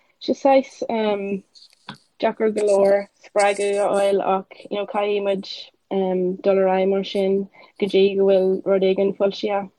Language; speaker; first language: Irish; non-native, local second language; English